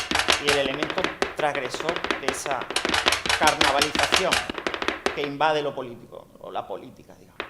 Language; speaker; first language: Spanish; native; Spanish